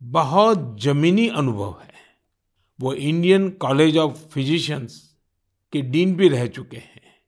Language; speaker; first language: Hindi; non-native, local second language; Gujarati